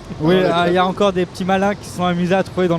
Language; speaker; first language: French; native; French